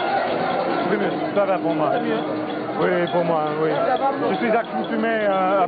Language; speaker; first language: French; non-native, fluent; English